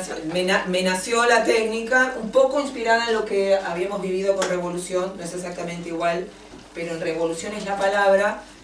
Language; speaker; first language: Spanish; native; Spanish